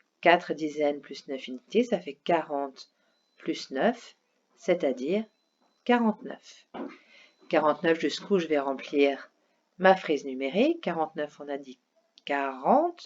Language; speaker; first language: French; native; French